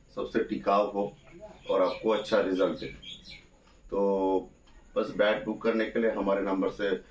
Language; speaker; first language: Hindi; non-native, local second language; Bangla